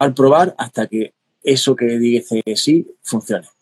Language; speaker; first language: Spanish; native; Spanish